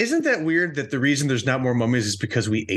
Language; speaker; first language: English; native; English